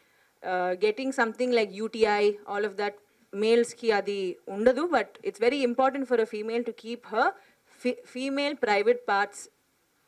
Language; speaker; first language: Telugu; non-native, fluent; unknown